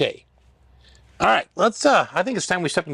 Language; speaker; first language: English; native; English